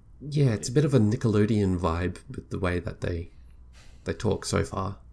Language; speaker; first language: English; native; English